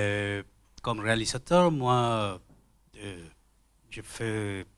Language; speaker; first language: French; non-native, learner; Spanish